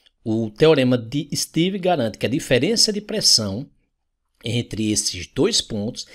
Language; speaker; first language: Portuguese; native; Portuguese